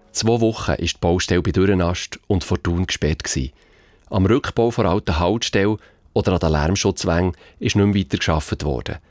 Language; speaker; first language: German; native; German